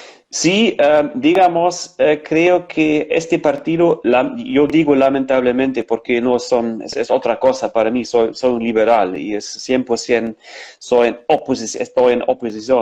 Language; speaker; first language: Spanish; non-native, fluent; German